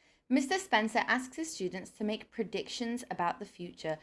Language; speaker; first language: English; non-native, fluent; Turkish